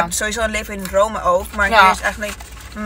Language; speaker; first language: Dutch; non-native, learner; Italian